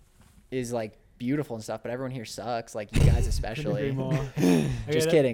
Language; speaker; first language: English; early bilingual, other home language; Spanish